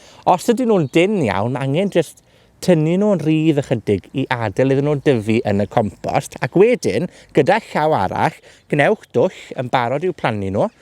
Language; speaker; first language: Welsh; native; Welsh